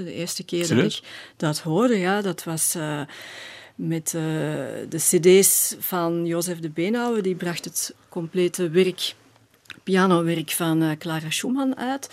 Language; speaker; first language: Dutch; native; Dutch